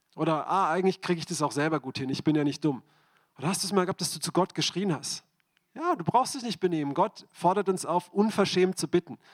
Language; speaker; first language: German; native; German